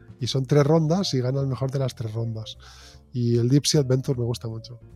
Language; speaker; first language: Spanish; native; Spanish